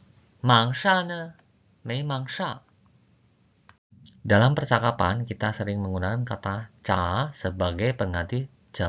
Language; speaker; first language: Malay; non-native, fluent; Chinese